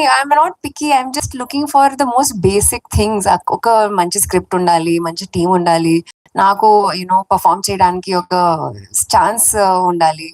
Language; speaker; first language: Telugu; non-native, fluent; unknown